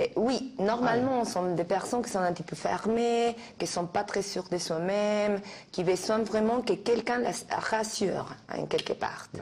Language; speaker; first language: French; non-native, fluent; Spanish